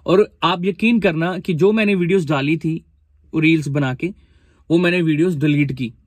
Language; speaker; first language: Hindi; non-native, local second language; Punjabi